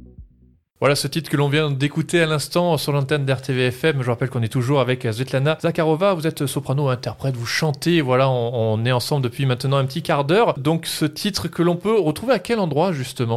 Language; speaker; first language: French; native; French